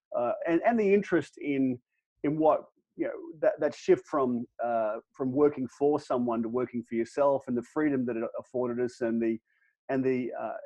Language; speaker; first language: English; native; English